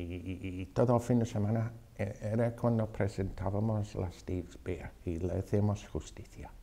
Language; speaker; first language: Spanish; non-native, fluent; English